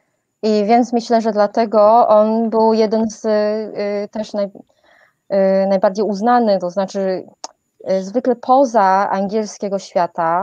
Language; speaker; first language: Polish; non-native, fluent; Chinese